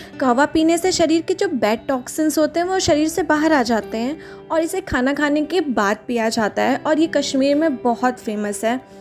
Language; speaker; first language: Hindi; native; Hindi